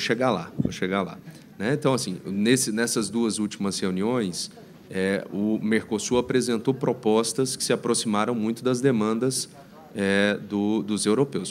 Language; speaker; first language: Portuguese; native; Portuguese